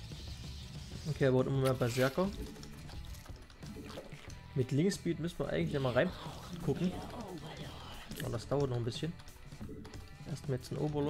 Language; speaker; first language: German; native; German